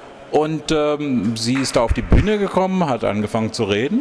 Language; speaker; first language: German; non-native, fluent; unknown